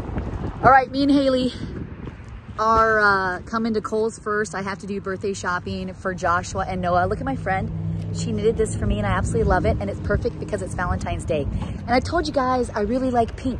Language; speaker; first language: English; native; English